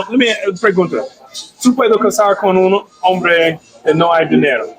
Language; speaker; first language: Spanish; non-native, learner; English